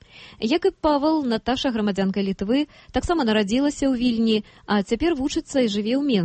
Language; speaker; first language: Belarusian; native; Belarusian